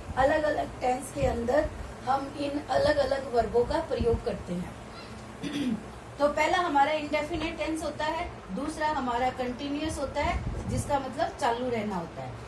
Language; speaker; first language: Hindi; native; Hindi